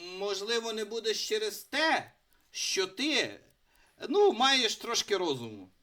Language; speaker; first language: Ukrainian; native; Ukrainian